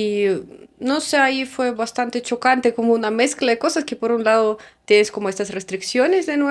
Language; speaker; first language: Spanish; non-native, fluent; Russian